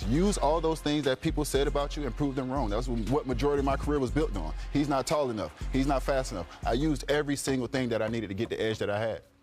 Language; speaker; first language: English; native; English